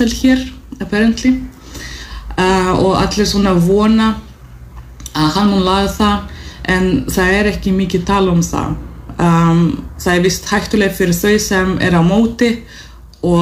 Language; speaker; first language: Icelandic; non-native, fluent; Russian